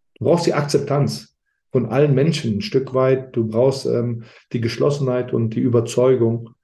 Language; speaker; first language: German; early bilingual, other home language; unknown